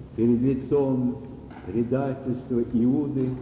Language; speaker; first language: Russian; native; Russian